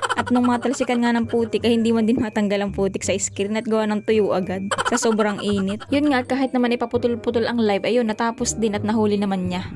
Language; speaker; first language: Filipino; native; Filipino